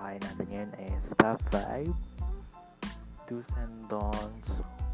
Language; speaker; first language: English; non-native, local second language; Filipino